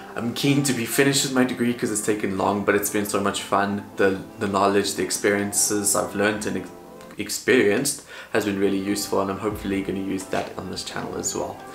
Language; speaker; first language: English; native; English